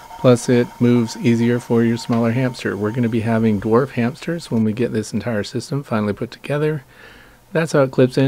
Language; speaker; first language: English; native; English